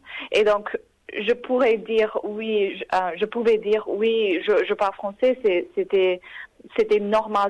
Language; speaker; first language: French; non-native, fluent; English